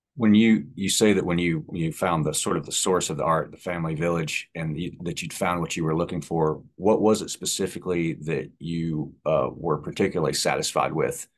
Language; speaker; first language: English; native; English